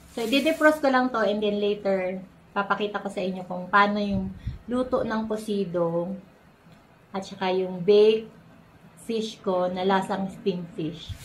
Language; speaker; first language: Filipino; non-native, local second language; Bikol